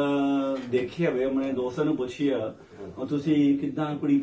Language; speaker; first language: Punjabi; non-native, fluent; English